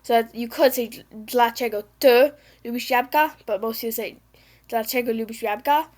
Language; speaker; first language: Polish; non-native, learner; English